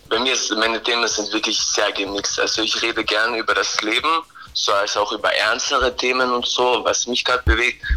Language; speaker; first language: German; early bilingual, other home language; Croatian